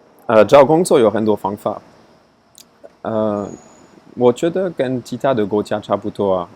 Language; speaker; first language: Chinese; non-native, fluent; French